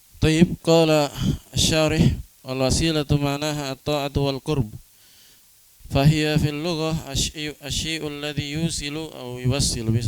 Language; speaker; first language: Arabic; non-native, fluent; Indonesian